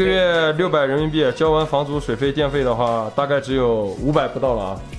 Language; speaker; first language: Chinese; native; Chinese